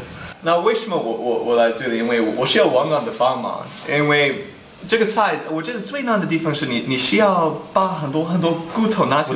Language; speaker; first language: Chinese; non-native, fluent; English